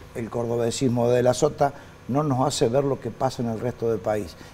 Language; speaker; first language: Spanish; native; Spanish